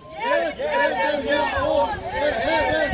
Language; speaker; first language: German; non-native, local second language; Persian